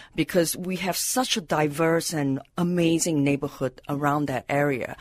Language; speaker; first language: English; non-native, local second language; Cantonese